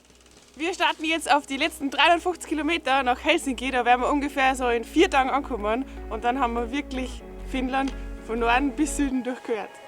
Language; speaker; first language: German; native; German